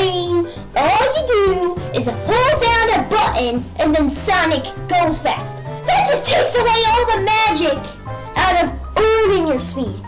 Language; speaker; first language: English; native; English